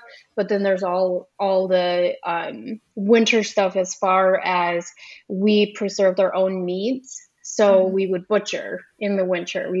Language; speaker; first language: English; early bilingual, other home language; Pennsylvania German